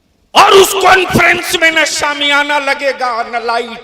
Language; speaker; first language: Hindi; native; Hindi